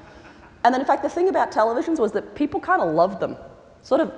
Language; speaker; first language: English; native; English